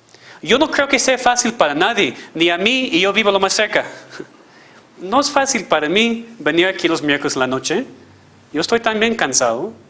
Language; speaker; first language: Spanish; non-native, fluent; English